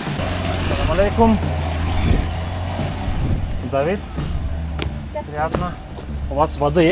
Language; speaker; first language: Russian; non-native, learner; Lithuanian